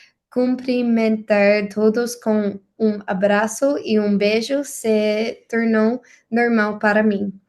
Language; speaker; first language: Portuguese; non-native, learner; English